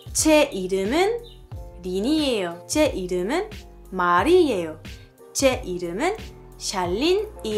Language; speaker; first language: Korean; non-native, fluent; French